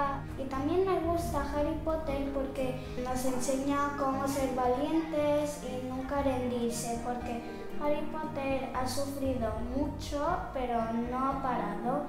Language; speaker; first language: Spanish; early bilingual, other home language; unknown